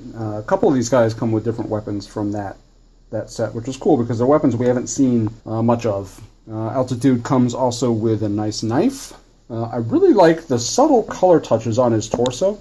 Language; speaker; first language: English; native; English